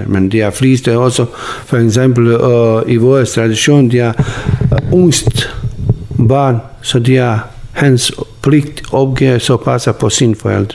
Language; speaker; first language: Danish; non-native, learner; Bosnian